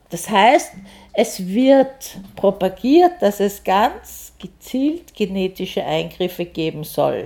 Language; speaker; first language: German; native; German